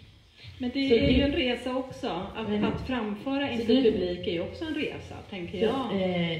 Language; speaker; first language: Swedish; native; Swedish